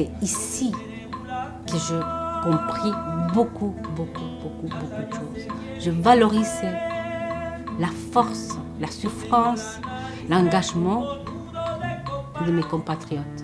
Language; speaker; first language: French; non-native, fluent; Spanish